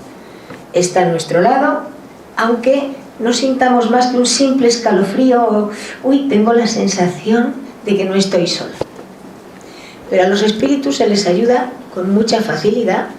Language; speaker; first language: Spanish; native; Spanish